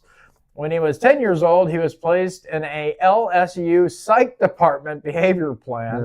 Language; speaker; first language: English; native; English